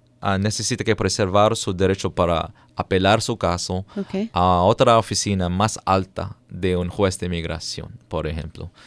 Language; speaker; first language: Spanish; non-native, fluent; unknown